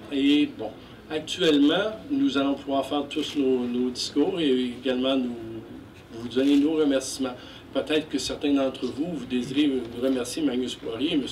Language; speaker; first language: French; native; French